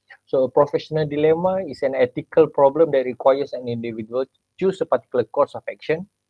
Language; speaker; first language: English; non-native, local second language; Malay